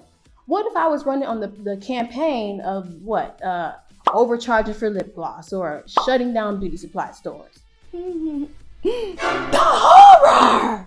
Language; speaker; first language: English; native; English